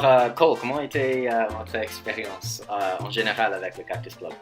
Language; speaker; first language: French; non-native, fluent; English